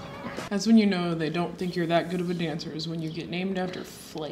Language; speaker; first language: English; native; English